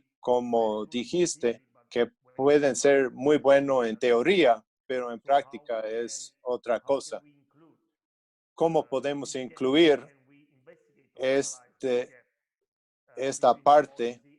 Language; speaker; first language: Spanish; non-native, fluent; English